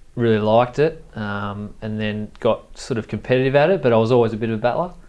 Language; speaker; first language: English; native; English